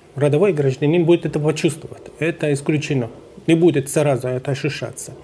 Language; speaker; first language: Russian; non-native, fluent; Persian